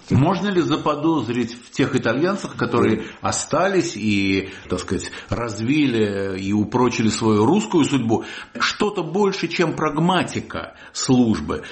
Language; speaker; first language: Russian; native; Russian